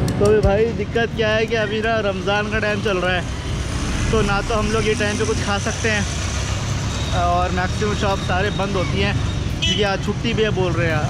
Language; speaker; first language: Hindi; native; Hindi